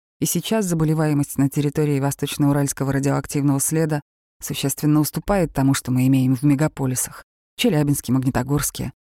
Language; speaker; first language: Russian; native; Russian